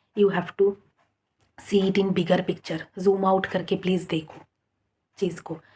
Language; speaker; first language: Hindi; non-native, local second language; Bangla